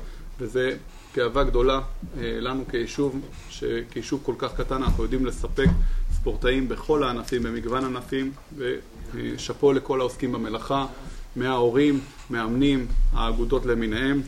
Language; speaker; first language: Hebrew; native; Hebrew